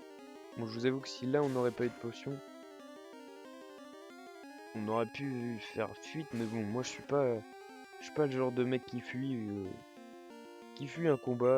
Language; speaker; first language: French; native; French